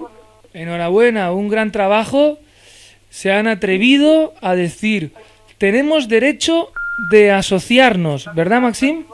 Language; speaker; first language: Spanish; native; Spanish